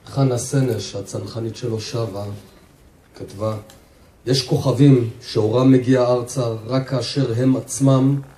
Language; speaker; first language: Hebrew; native; Hebrew